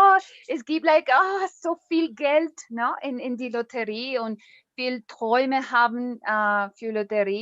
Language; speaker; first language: German; non-native, learner; Spanish